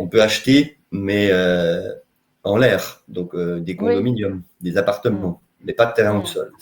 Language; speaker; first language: French; native; French